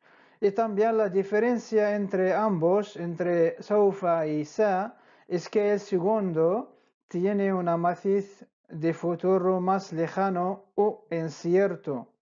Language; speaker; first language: Spanish; non-native, fluent; Arabic